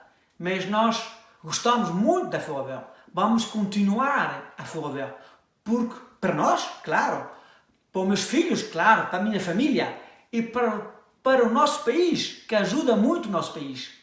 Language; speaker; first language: Portuguese; early bilingual, heritage; French